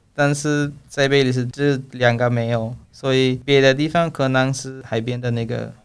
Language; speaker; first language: Chinese; non-native, learner; Spanish